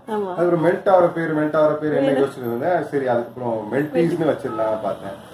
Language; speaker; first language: Tamil; non-native, local second language; Kashmiri